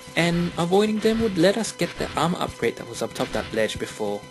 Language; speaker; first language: English; native; English